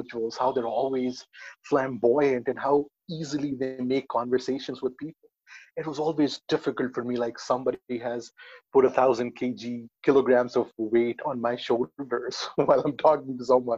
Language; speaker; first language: English; non-native, local second language; Hindi